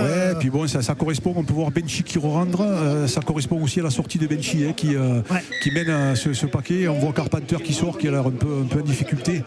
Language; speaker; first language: French; native; French